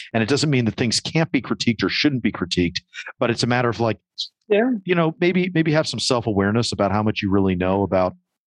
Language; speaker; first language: English; native; English